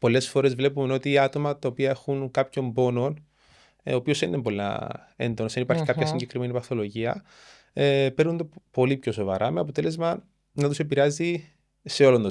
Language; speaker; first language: Greek; native; Greek